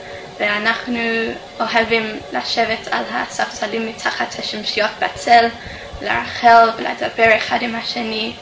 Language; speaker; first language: Hebrew; non-native, fluent; English